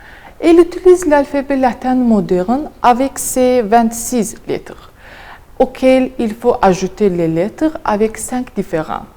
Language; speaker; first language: French; non-native, fluent; Azerbaijani